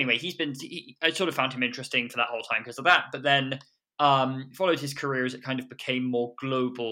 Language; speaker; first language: English; native; English